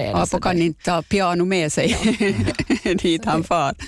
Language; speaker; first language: Swedish; native; Swedish